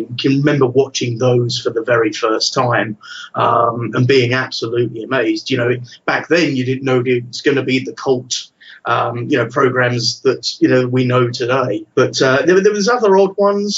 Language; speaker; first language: English; native; English